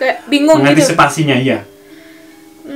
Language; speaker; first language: Indonesian; non-native, learner; French